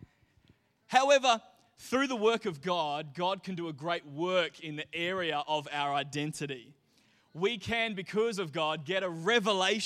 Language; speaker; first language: English; native; English